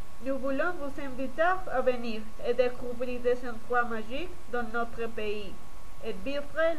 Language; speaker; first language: French; non-native, learner; Spanish